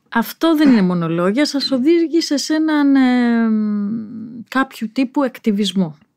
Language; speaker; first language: Greek; native; Greek